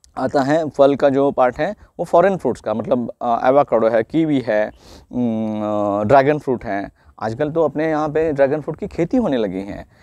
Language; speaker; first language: Hindi; non-native, local second language; Marathi